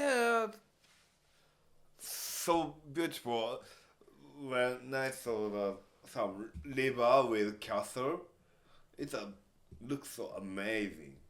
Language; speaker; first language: English; non-native, learner; Japanese